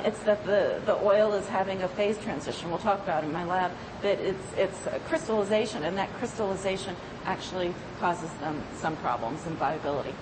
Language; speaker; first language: English; native; English